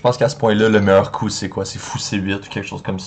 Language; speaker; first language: French; native; French